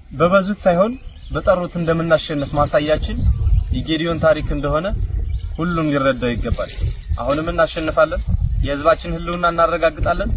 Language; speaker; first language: Amharic; native; Amharic